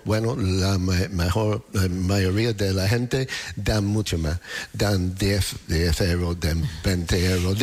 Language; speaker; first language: Spanish; non-native, fluent; English